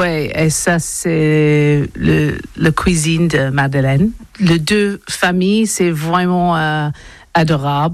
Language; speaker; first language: French; non-native, learner; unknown